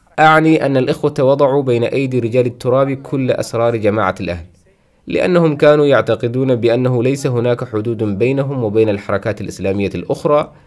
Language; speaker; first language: Arabic; non-native, local second language; Somali